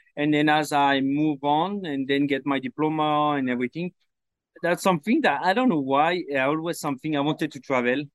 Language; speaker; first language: English; non-native, fluent; French